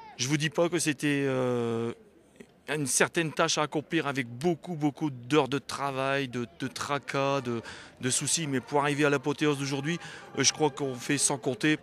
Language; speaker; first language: French; native; French